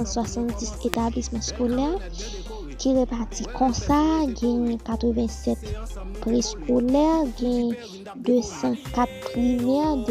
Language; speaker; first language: French; non-native, learner; Haitian Creole